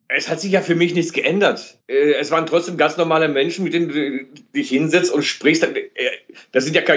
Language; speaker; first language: German; native; German